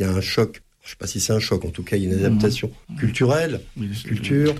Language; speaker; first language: French; native; French